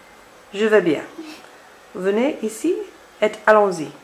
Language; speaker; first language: French; non-native, learner; English